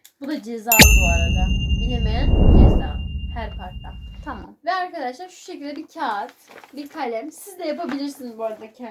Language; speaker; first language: Turkish; native; Turkish